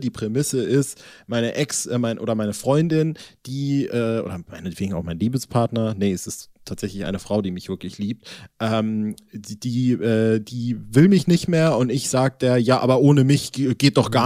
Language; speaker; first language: German; native; German